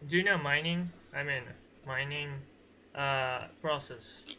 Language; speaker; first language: English; non-native, learner; Bangla